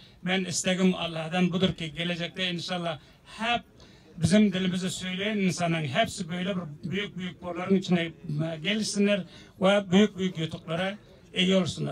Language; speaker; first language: Turkish; non-native, learner; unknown